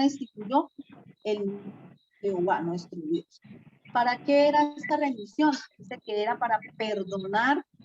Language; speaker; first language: Spanish; native; Spanish